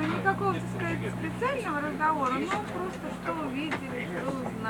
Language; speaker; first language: Russian; native; Russian